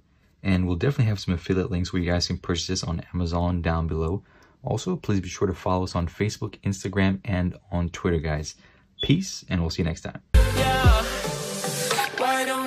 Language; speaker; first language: English; native; English